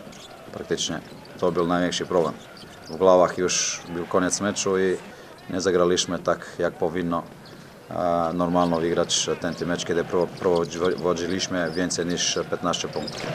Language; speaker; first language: Polish; non-native, fluent; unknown